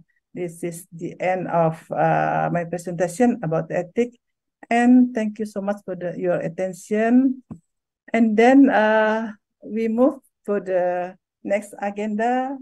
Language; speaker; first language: English; non-native, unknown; Indonesian